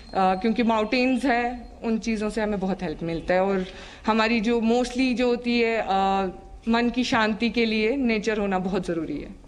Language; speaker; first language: Hindi; native; Hindi